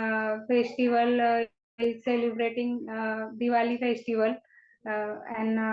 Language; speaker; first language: English; non-native, learner; Kannada